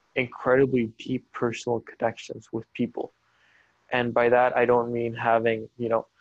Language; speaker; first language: English; non-native, fluent; Spanish